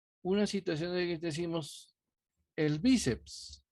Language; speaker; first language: Spanish; native; Spanish